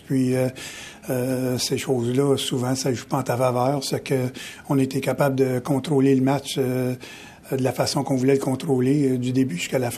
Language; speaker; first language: French; native; French